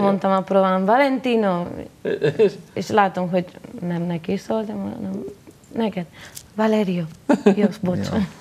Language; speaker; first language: Hungarian; non-native, learner; Spanish